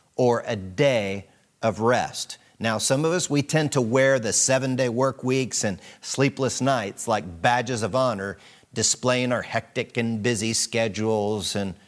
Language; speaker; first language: English; native; English